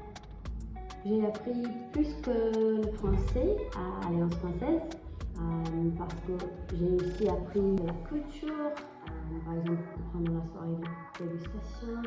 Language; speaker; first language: French; non-native, learner; English